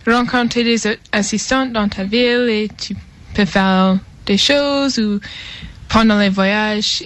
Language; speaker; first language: French; non-native, fluent; English